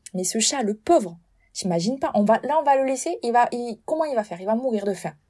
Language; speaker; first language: French; native; French